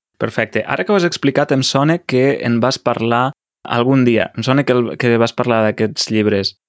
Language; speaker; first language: Catalan; native; Catalan